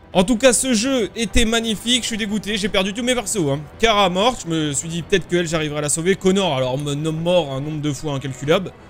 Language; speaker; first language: French; native; French